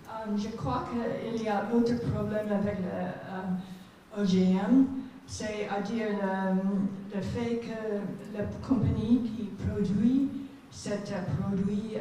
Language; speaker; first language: French; non-native, fluent; English